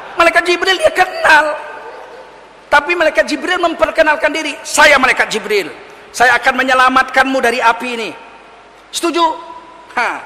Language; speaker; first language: Indonesian; native; Indonesian